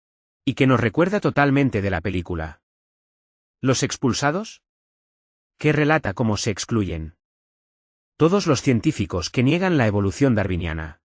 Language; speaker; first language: Spanish; non-native, fluent; Arabic